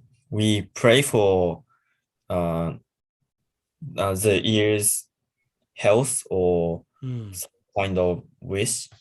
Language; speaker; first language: English; non-native, learner; Japanese